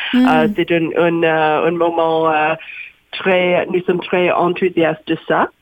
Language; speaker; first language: French; non-native, learner; English